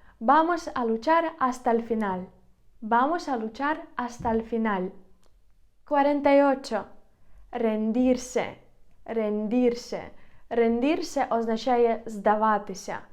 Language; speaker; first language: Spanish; non-native, fluent; Ukrainian